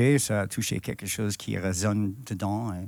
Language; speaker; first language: French; non-native, fluent; English